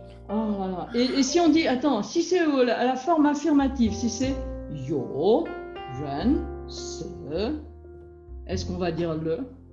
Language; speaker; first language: French; native; French